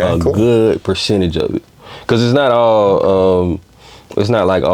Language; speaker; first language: English; native; English